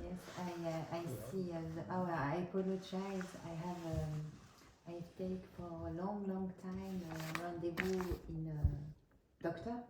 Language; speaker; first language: English; non-native, learner; French